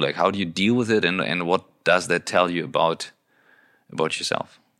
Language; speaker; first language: English; non-native, fluent; German